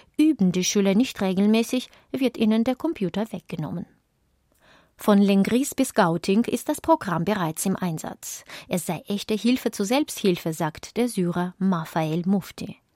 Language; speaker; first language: German; native; German